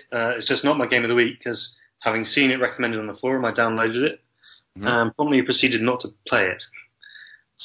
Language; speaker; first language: English; native; English